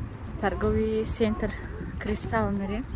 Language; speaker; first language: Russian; non-native, local second language; Tajik